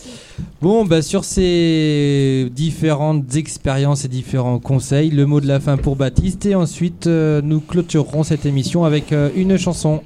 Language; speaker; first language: French; native; French